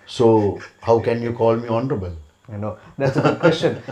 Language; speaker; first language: English; non-native, local second language; Sinhala